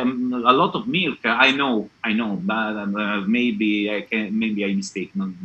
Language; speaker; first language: English; non-native, learner; Italian